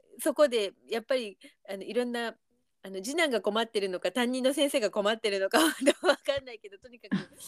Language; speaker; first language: Japanese; native; Japanese